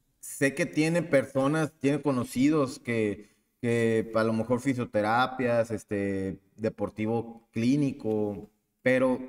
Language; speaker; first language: Spanish; native; Spanish